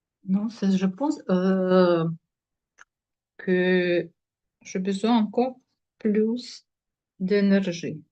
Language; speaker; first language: French; non-native, learner; Russian